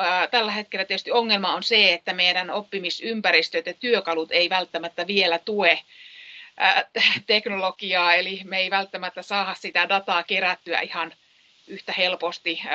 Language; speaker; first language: Finnish; native; Finnish